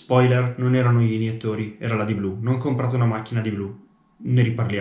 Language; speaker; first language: Italian; native; Italian